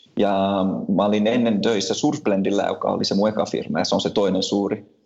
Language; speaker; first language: Finnish; early bilingual, heritage; Finnish